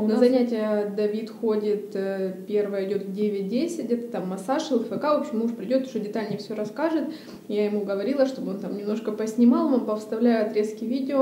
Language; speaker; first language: Russian; native; Russian